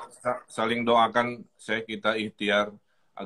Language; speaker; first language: Indonesian; native; Indonesian